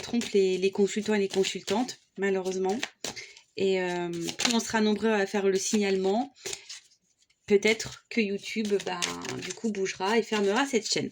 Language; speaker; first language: French; native; French